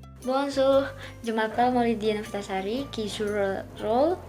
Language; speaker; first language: French; non-native, learner; Indonesian